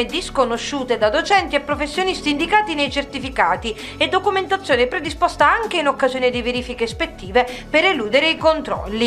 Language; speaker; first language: Italian; native; Italian